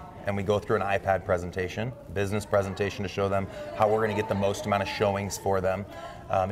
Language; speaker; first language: English; native; English